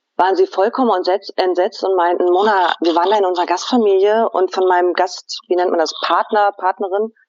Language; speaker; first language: German; native; German